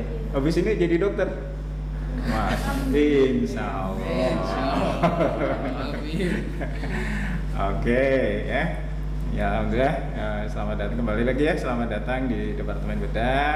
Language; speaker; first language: Indonesian; native; Indonesian